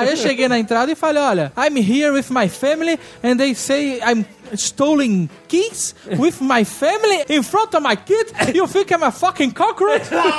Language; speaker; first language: English; non-native, learner; Portuguese